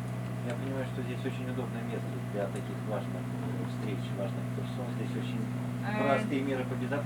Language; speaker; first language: Russian; native; Russian